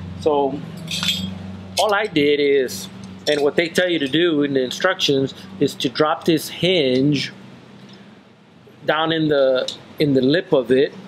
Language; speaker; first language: English; native; English